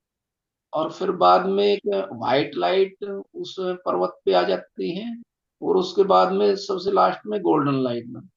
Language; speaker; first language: Hindi; native; Hindi